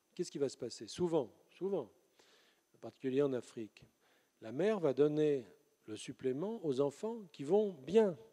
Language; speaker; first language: French; native; French